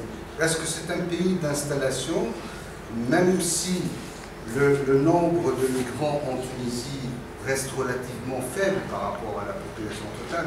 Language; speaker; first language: French; non-native, local second language; Arabic